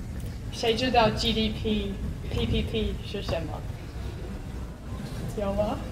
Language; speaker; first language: Chinese; non-native, fluent; English